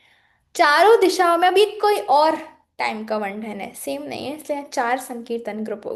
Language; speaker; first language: Hindi; native; Hindi